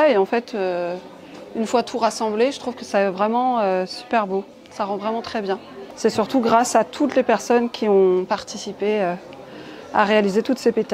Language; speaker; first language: French; native; French